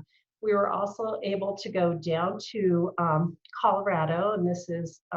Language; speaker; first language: English; native; English